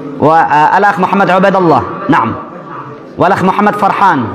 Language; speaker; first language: Arabic; non-native, fluent; Urdu